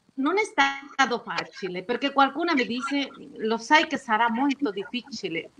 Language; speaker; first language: Italian; non-native, fluent; Spanish